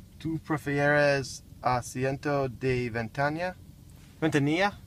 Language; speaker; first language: Spanish; non-native, learner; English